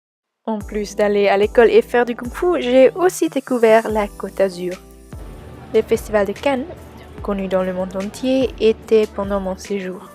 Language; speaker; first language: French; non-native, local second language; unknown